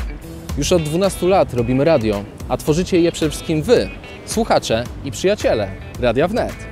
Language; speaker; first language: Polish; native; Polish